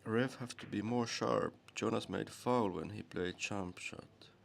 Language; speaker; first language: English; non-native, fluent; Finnish